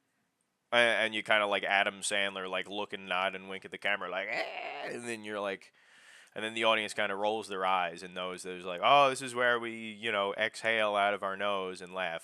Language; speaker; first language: English; native; English